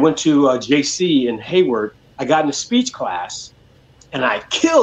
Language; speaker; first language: English; native; English